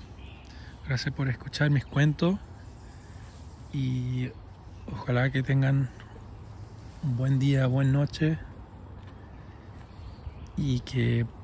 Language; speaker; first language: Spanish; early bilingual, heritage; English